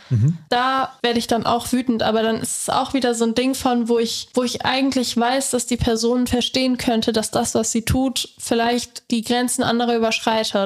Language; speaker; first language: German; native; German